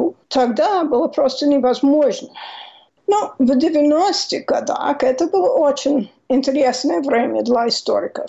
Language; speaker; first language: Russian; non-native, fluent; English